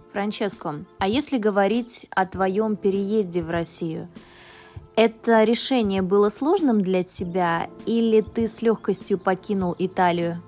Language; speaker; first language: Russian; native; Russian